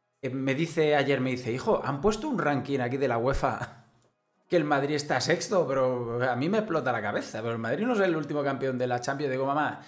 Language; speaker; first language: Spanish; native; Spanish